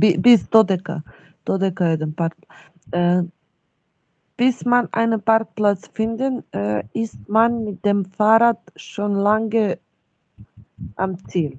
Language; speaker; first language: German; non-native, learner; Macedonian